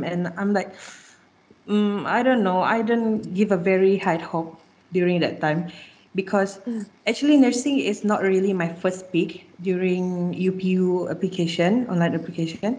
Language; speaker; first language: English; non-native, local second language; Malay